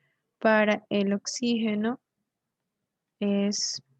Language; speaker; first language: Spanish; native; Spanish